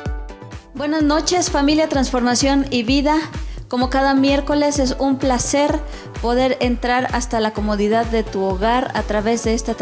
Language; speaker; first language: Spanish; native; Spanish